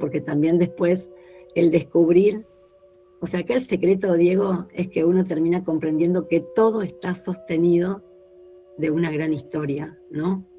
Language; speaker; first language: Spanish; native; Spanish